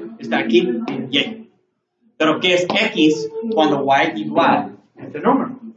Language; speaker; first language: Spanish; non-native, learner; English